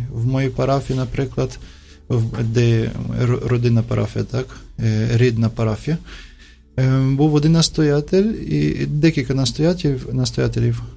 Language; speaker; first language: Ukrainian; non-native, fluent; Portuguese